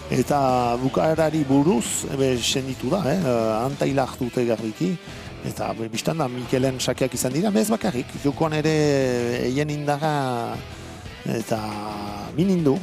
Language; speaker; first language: Basque; native; Basque